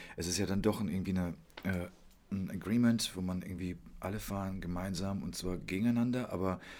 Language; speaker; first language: German; early bilingual, other home language; Polish